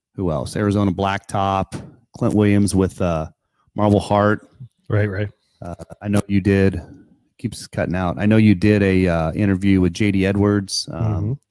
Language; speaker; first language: English; native; English